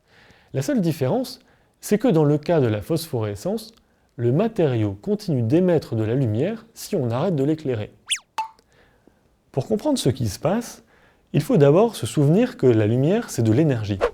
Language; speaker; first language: French; native; French